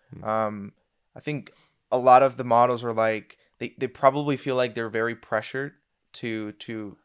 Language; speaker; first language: English; non-native, fluent; Spanish